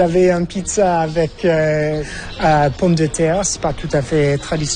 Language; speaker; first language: French; non-native, fluent; English